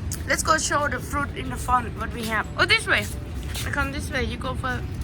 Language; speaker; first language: English; non-native, learner; Thai